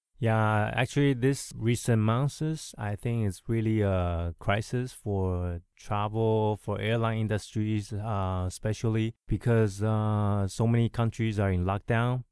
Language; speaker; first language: English; early bilingual, other home language; Chinese